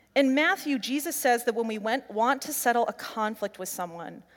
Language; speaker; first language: English; native; English